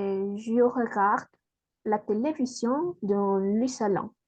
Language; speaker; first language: French; non-native, learner; Spanish